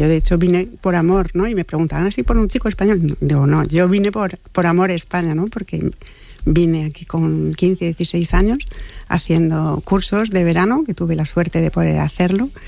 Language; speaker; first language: Spanish; non-native, fluent; French